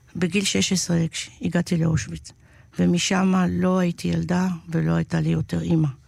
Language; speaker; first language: Hebrew; native; Hebrew